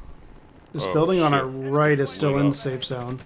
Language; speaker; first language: English; native; English